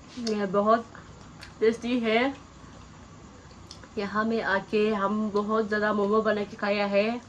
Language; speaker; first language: Hindi; non-native, local second language; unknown